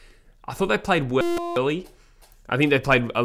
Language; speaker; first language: English; native; English